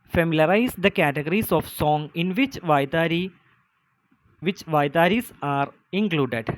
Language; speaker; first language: English; non-native, local second language; Malayalam